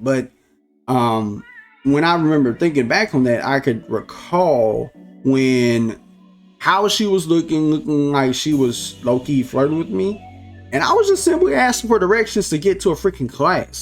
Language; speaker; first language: English; native; English